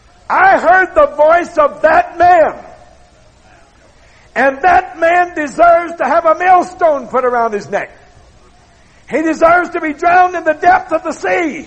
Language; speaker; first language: English; native; English